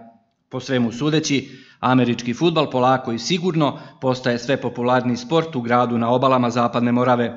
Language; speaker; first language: Serbian; native; Serbian